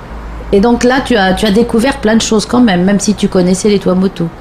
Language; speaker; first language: French; native; French